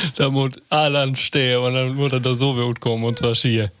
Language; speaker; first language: German; non-native, local second language; Low German